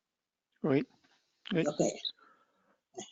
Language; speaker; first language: French; non-native, fluent; German